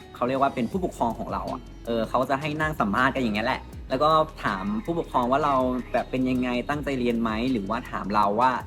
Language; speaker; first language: Thai; non-native, local second language; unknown